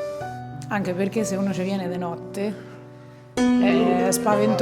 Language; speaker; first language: Italian; native; Italian